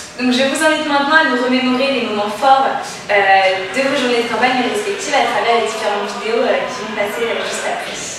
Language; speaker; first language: French; native; French